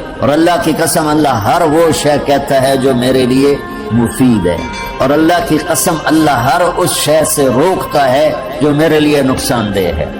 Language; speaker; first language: Urdu; non-native, local second language; Punjabi